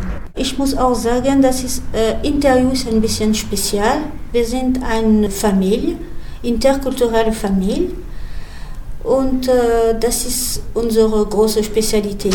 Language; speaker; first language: German; non-native, learner; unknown